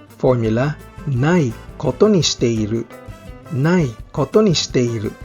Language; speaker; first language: Japanese; non-native, fluent; Filipino